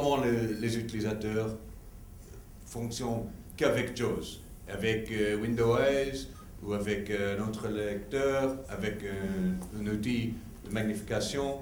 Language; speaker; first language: French; non-native, fluent; English